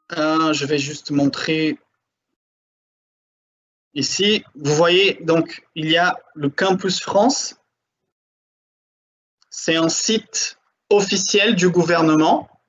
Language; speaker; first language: French; non-native, fluent; Portuguese